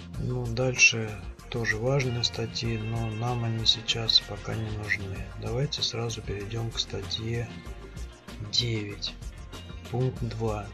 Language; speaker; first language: Russian; native; Russian